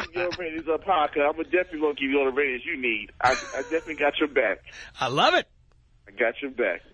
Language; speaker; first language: English; native; English